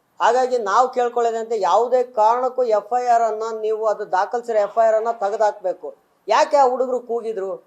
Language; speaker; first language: Kannada; non-native, local second language; Lambadi